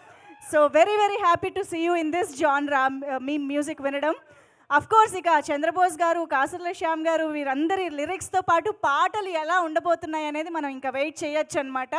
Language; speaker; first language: Telugu; native; Telugu